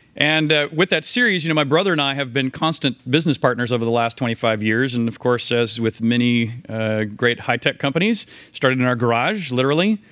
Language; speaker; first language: English; native; English